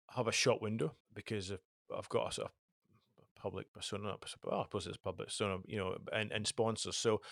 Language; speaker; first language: English; native; English